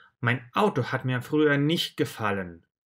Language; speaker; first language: German; non-native, fluent; Russian